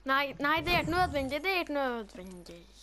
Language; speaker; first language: Norwegian; native; Norwegian